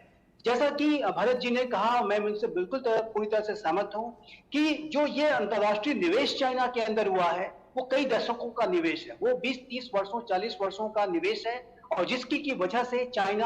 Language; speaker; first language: Hindi; native; Hindi